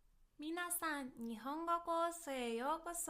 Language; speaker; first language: Japanese; non-native, fluent; English